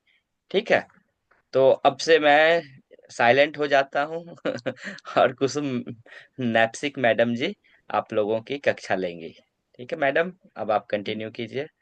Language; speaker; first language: Hindi; native; Hindi